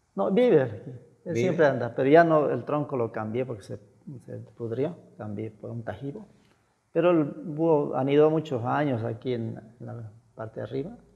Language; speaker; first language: Spanish; native; Spanish